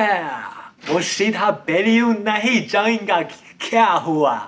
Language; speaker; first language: Hindi; non-native, learner; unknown